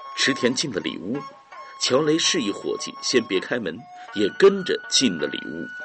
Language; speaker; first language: Chinese; native; Chinese